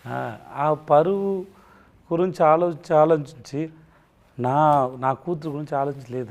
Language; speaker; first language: Telugu; non-native, learner; Tamil